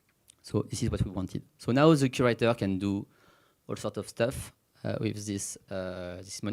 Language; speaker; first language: English; non-native, fluent; French